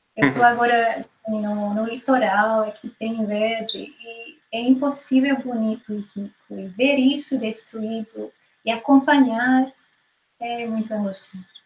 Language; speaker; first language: Portuguese; non-native, fluent; Hungarian